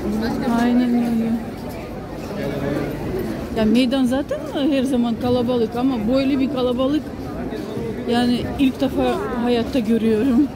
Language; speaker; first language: Turkish; non-native, fluent; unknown